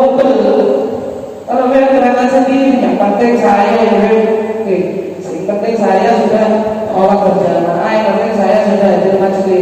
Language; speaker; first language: Indonesian; native; Indonesian